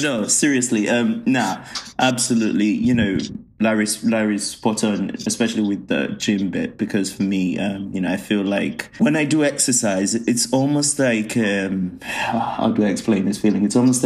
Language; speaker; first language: English; non-native, local second language; Ganda